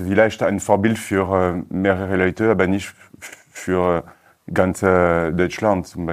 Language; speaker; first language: German; non-native, learner; French